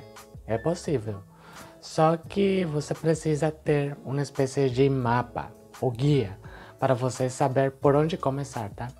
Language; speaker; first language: Portuguese; non-native, fluent; Spanish